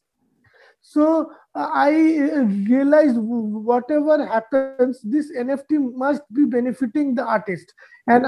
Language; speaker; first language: English; non-native, local second language; Bangla